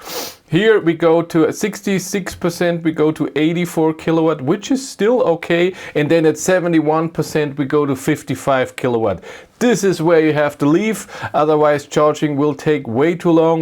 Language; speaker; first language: English; non-native, fluent; German